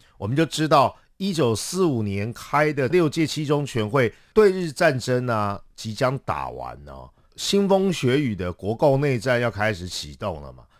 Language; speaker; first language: Chinese; native; Chinese